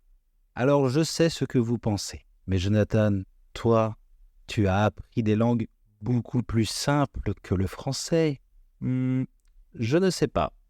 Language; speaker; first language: French; native; French